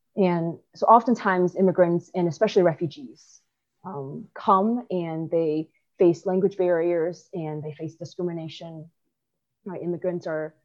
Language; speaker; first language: English; early bilingual, other home language; Chinese